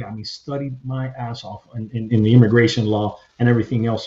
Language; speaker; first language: English; early bilingual, other home language; Spanish